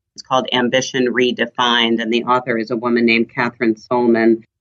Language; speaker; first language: English; early bilingual, other home language; German